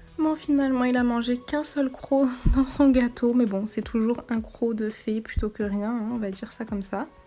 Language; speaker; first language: French; native; French